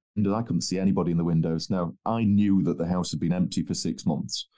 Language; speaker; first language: English; native; English